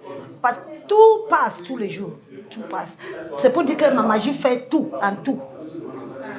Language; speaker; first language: French; non-native, learner; English